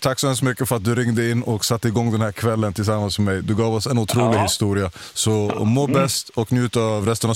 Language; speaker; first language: Swedish; native; Swedish